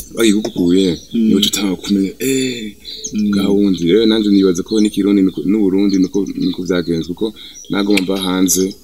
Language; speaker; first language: Rundi; early bilingual, heritage; Rundi